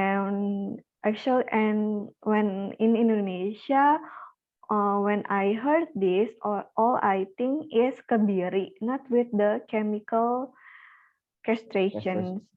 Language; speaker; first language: English; non-native, learner; Indonesian